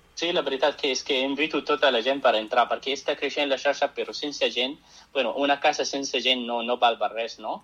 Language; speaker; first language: Catalan; non-native, fluent; Arabic